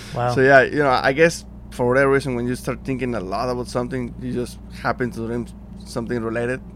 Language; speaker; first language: English; non-native, fluent; Spanish